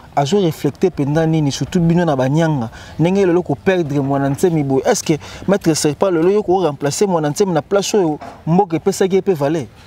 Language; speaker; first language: Lingala; non-native, local second language; Kongo